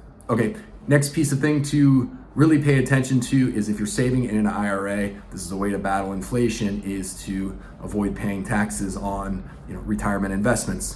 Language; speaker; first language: English; native; English